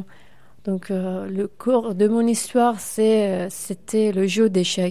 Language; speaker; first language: French; non-native, fluent; Persian